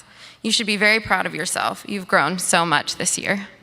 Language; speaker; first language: English; native; English